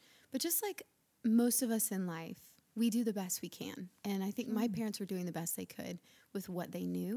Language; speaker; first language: English; native; English